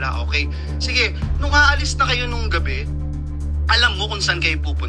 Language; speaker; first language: Filipino; native; Filipino